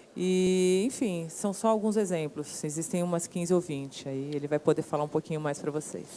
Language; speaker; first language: Portuguese; native; Portuguese